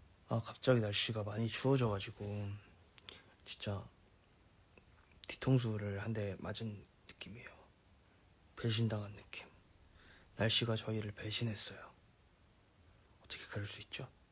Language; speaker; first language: Korean; native; Korean